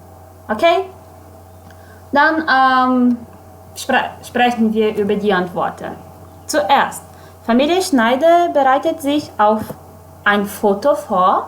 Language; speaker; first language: German; non-native, fluent; Portuguese